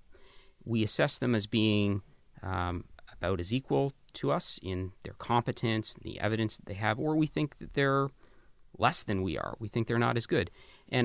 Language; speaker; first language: English; native; English